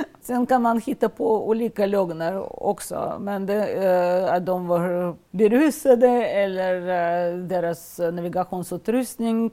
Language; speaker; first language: Swedish; non-native, fluent; Russian